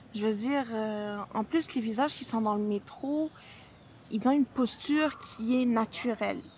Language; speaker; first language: French; non-native, local second language; Arabic